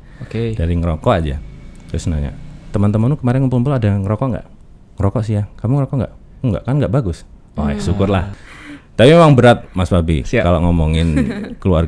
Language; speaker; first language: Indonesian; native; Indonesian